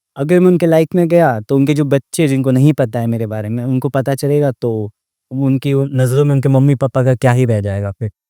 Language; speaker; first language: Hindi; non-native, local second language; Odia